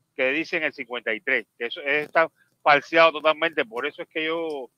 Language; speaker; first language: Spanish; native; Spanish